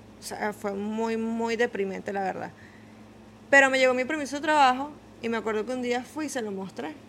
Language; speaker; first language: Spanish; native; Spanish